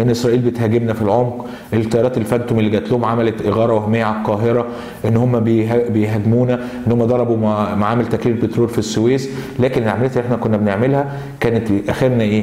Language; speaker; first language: Arabic; native; Arabic